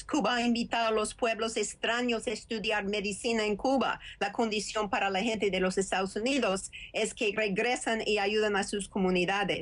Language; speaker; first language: Spanish; non-native, fluent; English